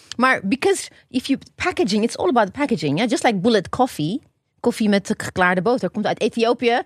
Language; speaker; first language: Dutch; non-native, fluent; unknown